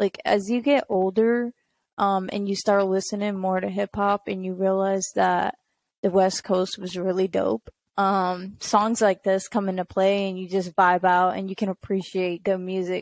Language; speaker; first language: English; native; English